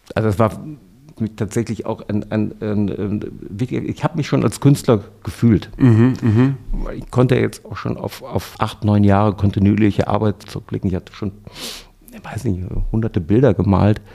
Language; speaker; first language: German; native; German